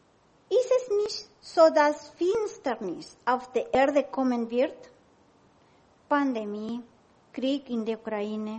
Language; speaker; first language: German; non-native, learner; Spanish